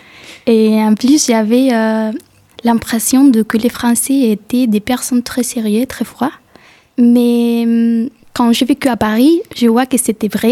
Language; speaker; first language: French; non-native, fluent; Galician